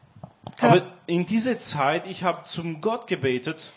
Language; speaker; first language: German; non-native, learner; Romanian